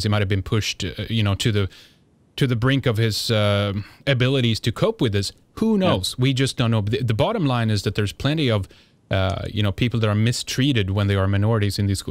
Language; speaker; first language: English; non-native, fluent; Swedish